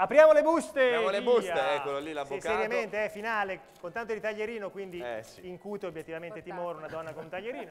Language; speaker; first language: Italian; native; Italian